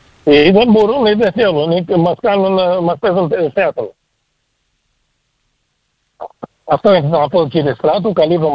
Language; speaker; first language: Greek; early bilingual, heritage; Greek